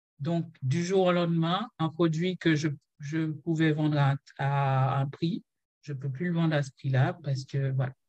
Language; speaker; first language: French; non-native, local second language; Haitian Creole